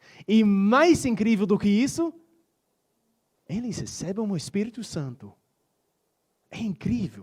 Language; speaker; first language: Portuguese; non-native, fluent; English